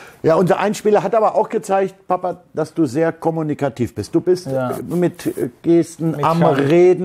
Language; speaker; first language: German; native; German